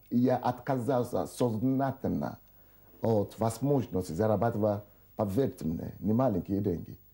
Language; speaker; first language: Russian; non-native, fluent; Yoruba